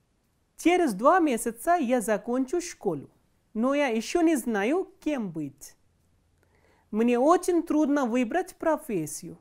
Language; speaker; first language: Russian; non-native, fluent; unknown